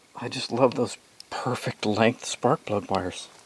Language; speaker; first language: English; native; English